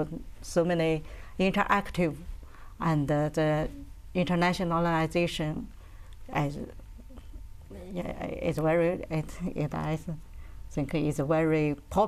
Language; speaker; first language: English; non-native, learner; Chinese